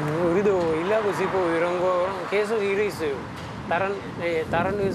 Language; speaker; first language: Korean; non-native, learner; Sinhala